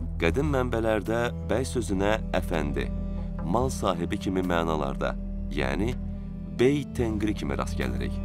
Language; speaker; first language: Azerbaijani; native; Azerbaijani